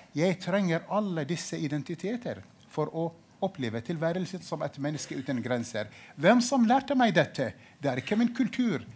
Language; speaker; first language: Norwegian; non-native, fluent; Arabic